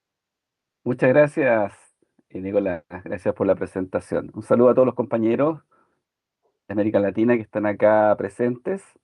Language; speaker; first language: Spanish; native; Spanish